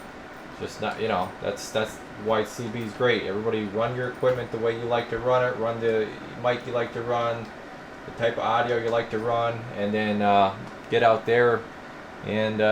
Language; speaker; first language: English; native; English